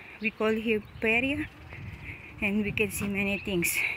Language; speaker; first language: English; non-native, local second language; Filipino